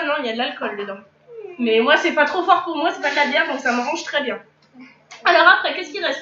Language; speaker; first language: French; native; French